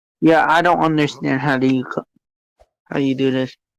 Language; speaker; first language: English; native; English